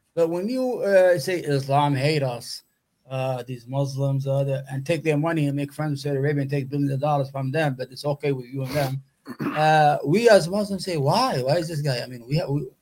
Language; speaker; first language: English; native; English